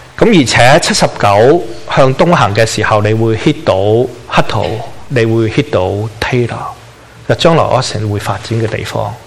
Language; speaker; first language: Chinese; non-native, local second language; Cantonese